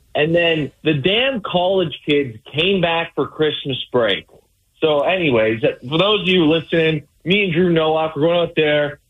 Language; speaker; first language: English; native; English